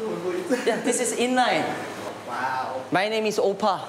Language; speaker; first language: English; non-native, learner; Korean